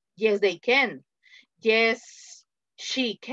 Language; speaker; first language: English; non-native, fluent; Spanish